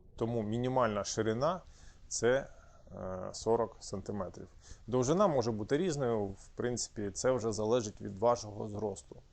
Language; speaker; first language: Ukrainian; non-native, local second language; Russian